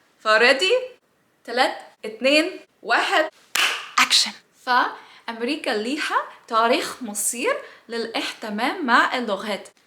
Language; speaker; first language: Egyptian Arabic; non-native, learner; English